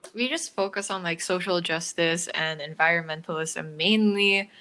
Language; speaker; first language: English; non-native, local second language; Filipino